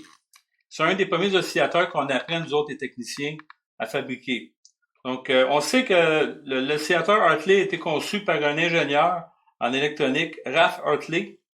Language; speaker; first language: French; native; French